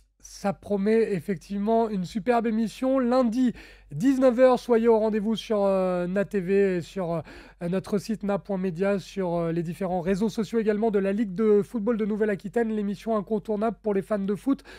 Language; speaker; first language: French; native; French